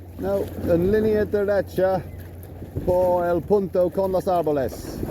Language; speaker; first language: Spanish; non-native, learner; English